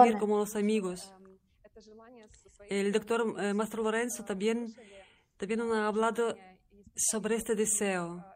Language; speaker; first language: Spanish; non-native, learner; Russian